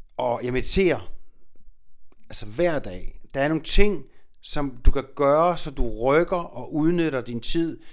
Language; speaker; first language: Danish; native; Danish